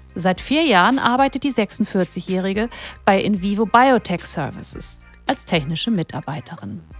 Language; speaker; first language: German; native; German